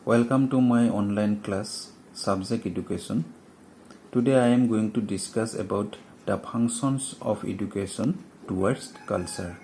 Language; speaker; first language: English; non-native, local second language; Assamese